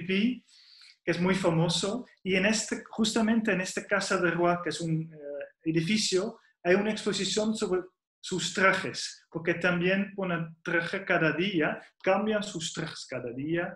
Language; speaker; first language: Spanish; non-native, fluent; Dutch